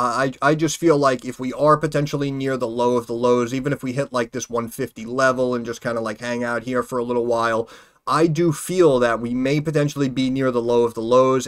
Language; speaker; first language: English; native; English